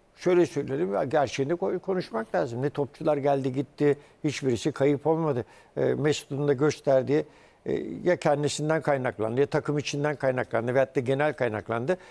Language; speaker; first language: Turkish; early bilingual, heritage; Turkish